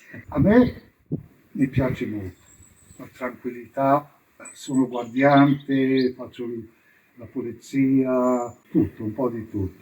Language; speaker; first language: Italian; early bilingual, heritage; English